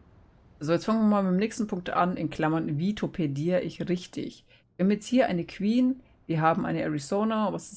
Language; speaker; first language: German; native; German